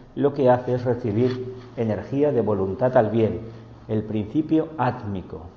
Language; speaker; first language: Spanish; native; Spanish